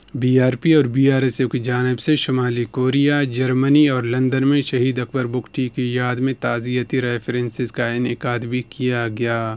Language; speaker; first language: Urdu; non-native, local second language; Baluchi